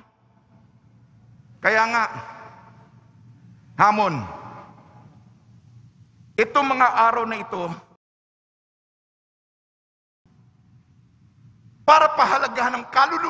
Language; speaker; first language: Filipino; native; Filipino